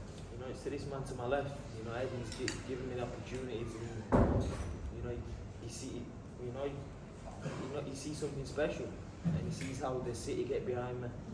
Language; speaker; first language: English; native; English